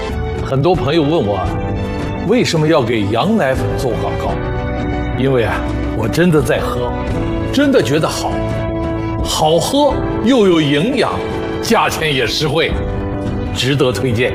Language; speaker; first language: Chinese; native; Chinese